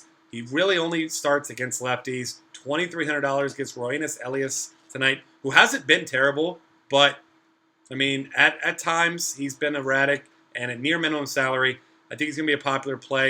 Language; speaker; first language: English; native; English